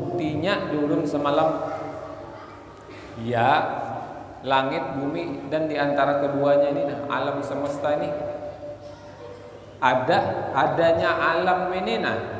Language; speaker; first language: Indonesian; non-native, local second language; Banjar